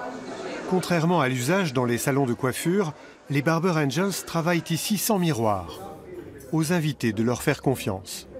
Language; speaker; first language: French; native; French